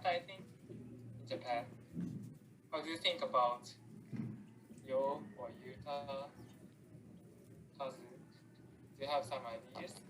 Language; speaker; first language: English; non-native, learner; Japanese